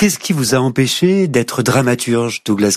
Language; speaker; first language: French; native; French